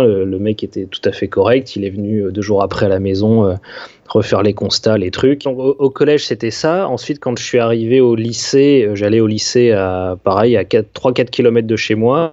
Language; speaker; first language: French; native; French